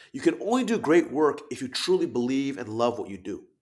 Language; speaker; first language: English; early bilingual, other home language; Thai